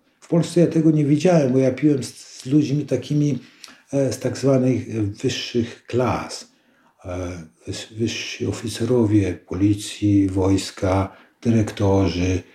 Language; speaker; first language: Polish; native; Polish